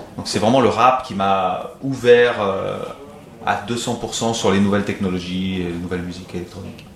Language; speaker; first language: French; native; French